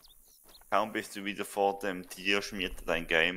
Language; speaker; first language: German; native; German